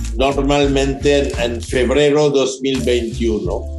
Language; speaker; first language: Spanish; non-native, fluent; French